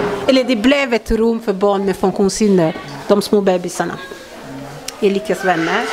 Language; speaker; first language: Swedish; early bilingual, other home language; Lingala